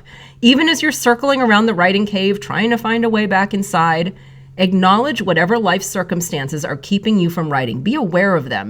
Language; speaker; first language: English; native; English